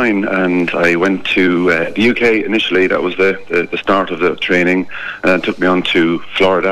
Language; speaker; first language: English; native; English